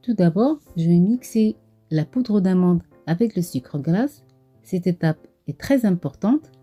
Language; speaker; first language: French; non-native, local second language; Arabic